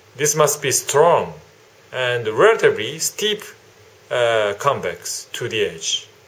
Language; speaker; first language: English; non-native, learner; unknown